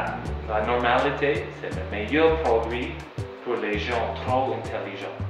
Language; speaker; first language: French; non-native, learner; English